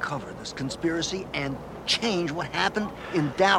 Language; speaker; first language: English; early bilingual, other home language; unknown